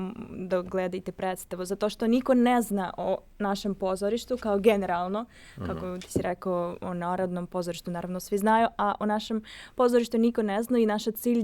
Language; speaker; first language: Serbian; non-native, fluent; Russian